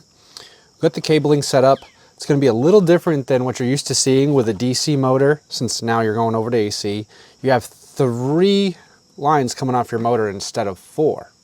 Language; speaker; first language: English; native; English